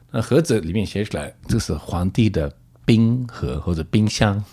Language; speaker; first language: Chinese; early bilingual, other home language; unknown